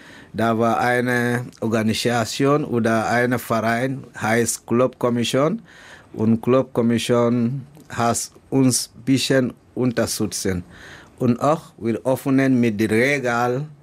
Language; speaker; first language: German; non-native, learner; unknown